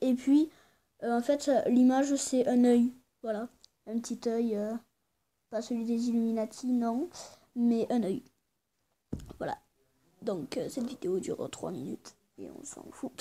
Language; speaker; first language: French; native; French